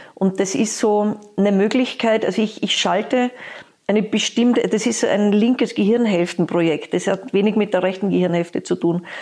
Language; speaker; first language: German; native; German